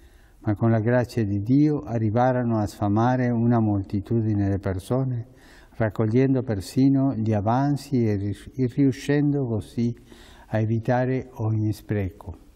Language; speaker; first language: Italian; non-native, fluent; Spanish